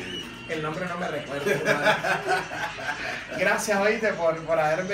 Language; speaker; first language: Spanish; native; Spanish